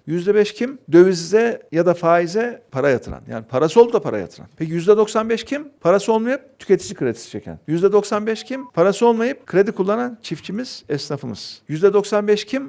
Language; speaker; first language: Turkish; native; Turkish